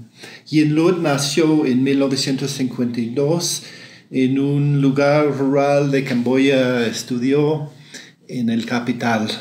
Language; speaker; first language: Spanish; non-native, fluent; English